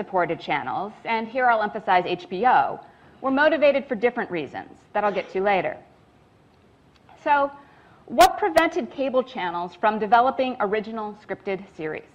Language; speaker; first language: English; native; English